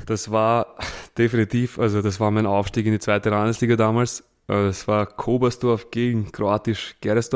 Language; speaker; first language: German; early bilingual, other home language; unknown